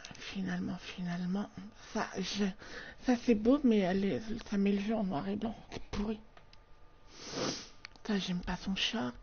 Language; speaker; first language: French; native; French